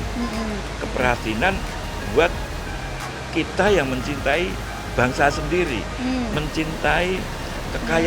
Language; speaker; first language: Indonesian; native; Indonesian